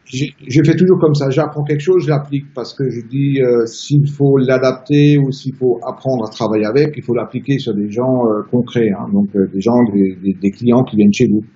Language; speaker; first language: French; native; French